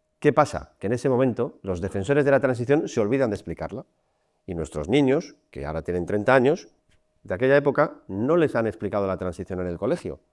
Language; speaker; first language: Spanish; native; Spanish